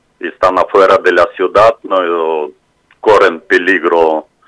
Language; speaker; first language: Spanish; non-native, fluent; Russian